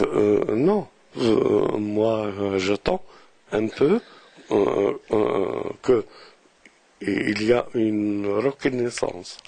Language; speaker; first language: French; non-native, local second language; Arabic